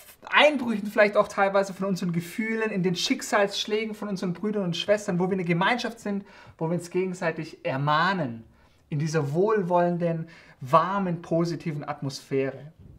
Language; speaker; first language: German; native; German